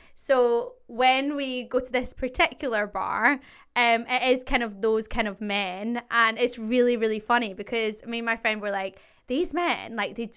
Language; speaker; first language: English; native; English